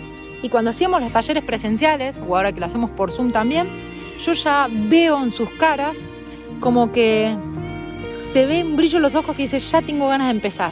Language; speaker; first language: Spanish; native; Spanish